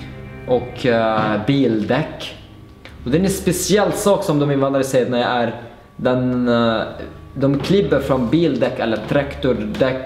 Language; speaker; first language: Swedish; non-native, fluent; Arabic